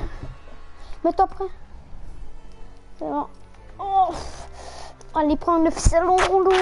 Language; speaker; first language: French; native; French